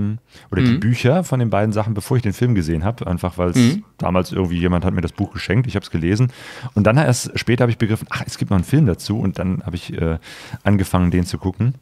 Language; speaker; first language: German; native; German